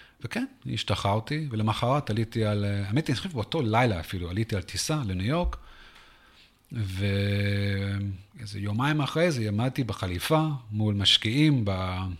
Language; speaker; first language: Hebrew; non-native, fluent; English